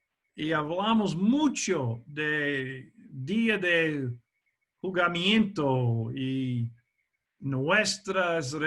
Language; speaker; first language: Spanish; non-native, fluent; English